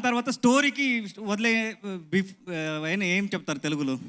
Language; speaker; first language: Telugu; non-native, learner; Kannada